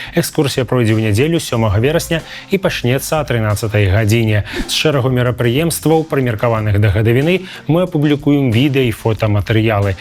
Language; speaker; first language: Belarusian; native; Belarusian